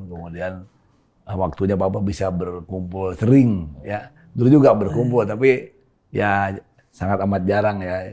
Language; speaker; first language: Indonesian; native; Indonesian